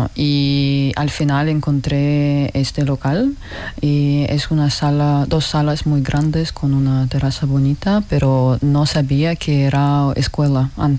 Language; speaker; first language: Spanish; non-native, fluent; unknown